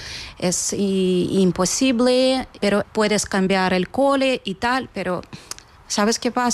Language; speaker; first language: Spanish; non-native, fluent; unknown